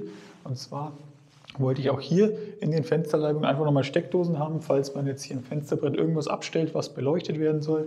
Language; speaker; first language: German; native; German